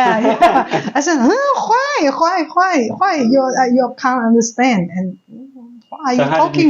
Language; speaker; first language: English; non-native, learner; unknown